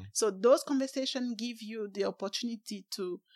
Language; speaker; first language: English; non-native, local second language; French